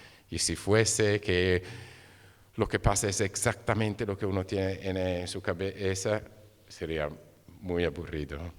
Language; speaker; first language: Spanish; non-native, fluent; Italian